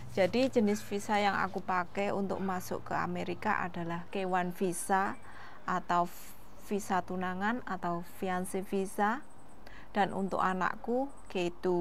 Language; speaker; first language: Indonesian; non-native, local second language; Javanese